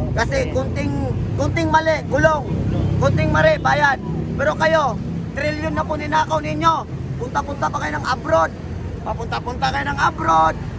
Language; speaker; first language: Filipino; native; Filipino